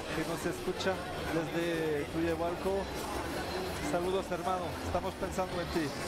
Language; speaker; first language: Spanish; non-native, fluent; French